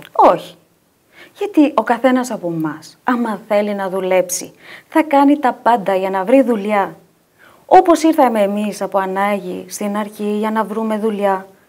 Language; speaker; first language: Greek; non-native, fluent; Albanian